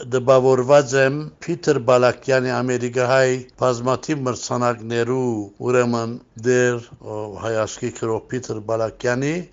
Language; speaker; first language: Armenian; native; Armenian